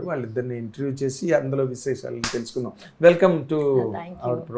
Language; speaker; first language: Telugu; native; Telugu